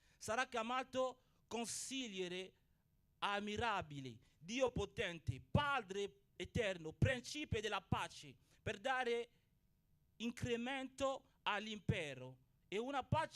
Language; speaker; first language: Italian; non-native, fluent; Portuguese